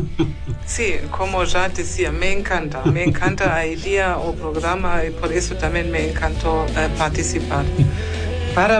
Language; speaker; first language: Portuguese; non-native, fluent; German